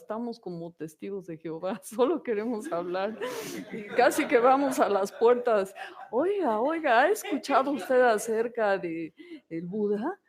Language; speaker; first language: Spanish; native; Spanish